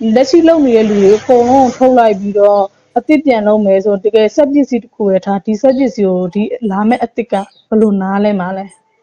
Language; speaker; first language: Burmese; native; Burmese